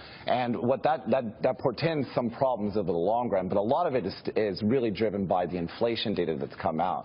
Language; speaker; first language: English; native; English